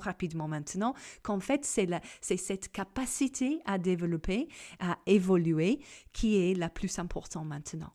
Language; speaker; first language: French; non-native, fluent; English